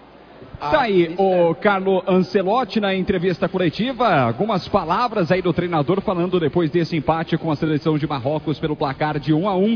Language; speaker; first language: Portuguese; native; Portuguese